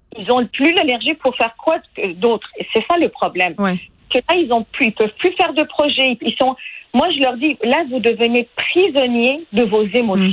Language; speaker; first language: French; non-native, fluent; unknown